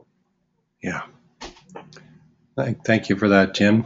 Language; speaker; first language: English; native; English